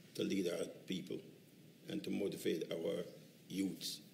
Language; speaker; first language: English; native; English